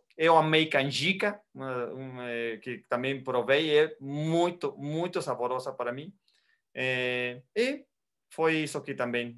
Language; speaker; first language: Portuguese; non-native, fluent; Spanish